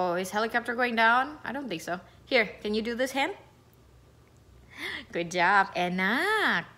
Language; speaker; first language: English; non-native, fluent; Indonesian